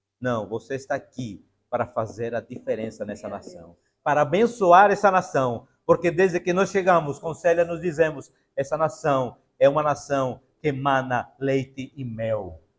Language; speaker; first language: Portuguese; non-native, fluent; Spanish